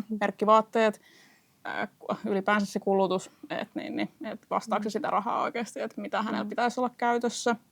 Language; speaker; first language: Finnish; native; Finnish